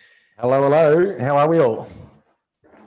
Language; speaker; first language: English; native; English